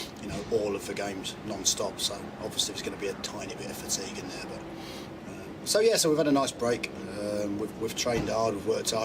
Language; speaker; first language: English; native; English